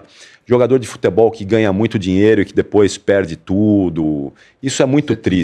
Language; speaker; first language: Portuguese; native; Portuguese